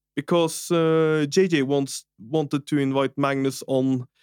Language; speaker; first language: English; non-native, fluent; Norwegian